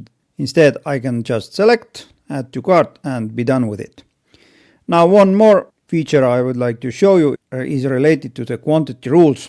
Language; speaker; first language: English; non-native, fluent; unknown